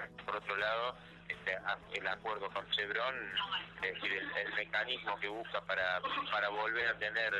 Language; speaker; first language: Spanish; native; Spanish